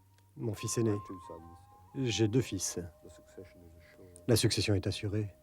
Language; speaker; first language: French; non-native, fluent; English